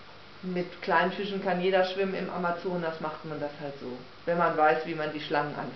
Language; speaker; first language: German; native; German